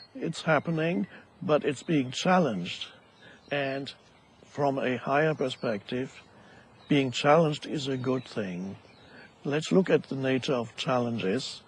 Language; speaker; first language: English; non-native, fluent; German